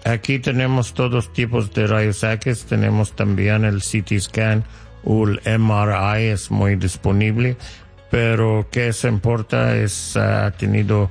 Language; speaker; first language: Spanish; non-native, learner; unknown